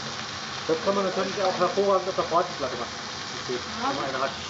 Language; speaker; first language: German; native; German